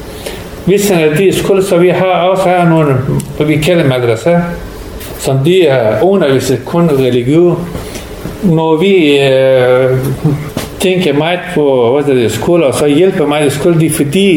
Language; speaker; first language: Danish; non-native, learner; Persian